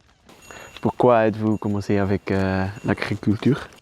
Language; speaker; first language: French; non-native, learner; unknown